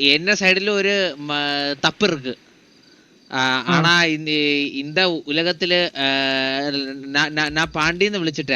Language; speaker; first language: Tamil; non-native, learner; Malayalam